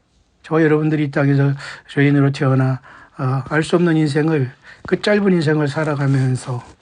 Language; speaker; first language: Korean; native; Korean